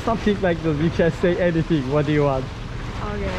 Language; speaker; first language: English; non-native, learner; Turkish